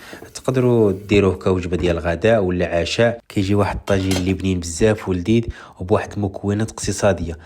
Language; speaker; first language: Arabic; native; Arabic